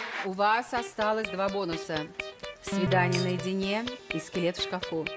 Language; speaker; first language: Russian; native; Russian